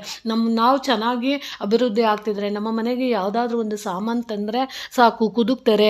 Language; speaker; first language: Kannada; native; Kannada